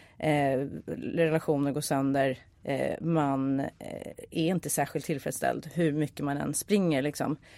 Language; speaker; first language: Swedish; native; Swedish